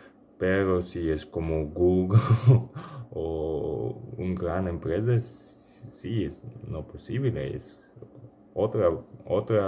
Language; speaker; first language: Spanish; non-native, learner; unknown